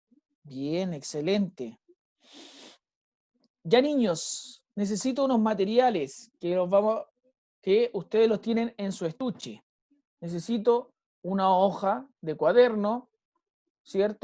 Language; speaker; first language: Spanish; native; Spanish